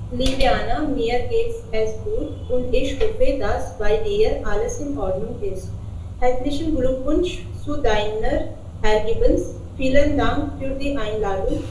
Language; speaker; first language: German; non-native, learner; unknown